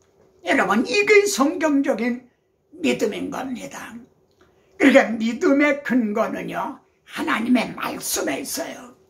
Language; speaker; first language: Korean; native; Korean